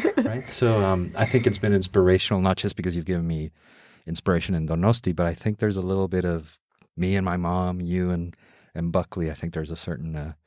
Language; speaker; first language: English; early bilingual, heritage; English